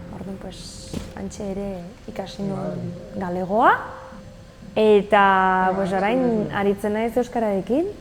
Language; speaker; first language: Basque; non-native, fluent; French